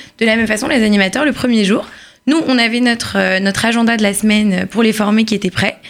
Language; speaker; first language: French; native; French